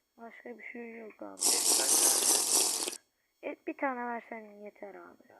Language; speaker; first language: Turkish; native; Turkish